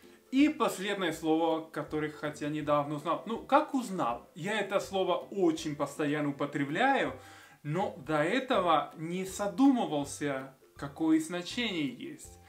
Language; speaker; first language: Russian; non-native, fluent; Spanish